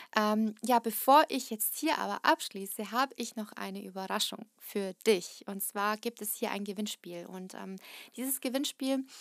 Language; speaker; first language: German; early bilingual, other home language; Russian